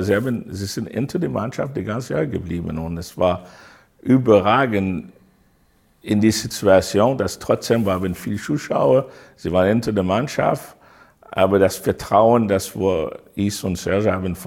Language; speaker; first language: German; non-native, learner; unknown